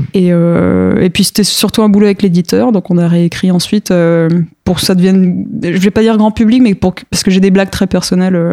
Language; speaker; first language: French; early bilingual, other home language; Spanish